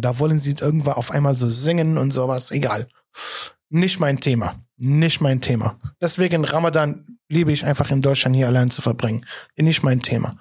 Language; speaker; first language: German; non-native, fluent; Arabic